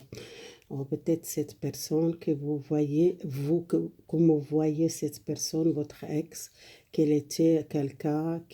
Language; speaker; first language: French; non-native, learner; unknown